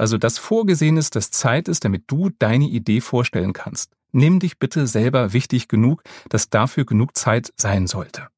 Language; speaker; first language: German; native; German